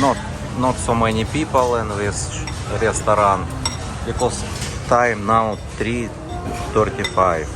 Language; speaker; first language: English; non-native, learner; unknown